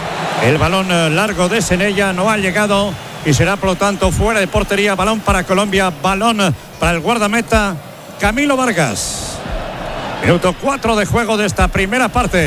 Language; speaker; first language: Spanish; native; Spanish